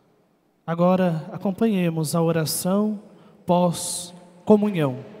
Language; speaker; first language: Portuguese; native; Portuguese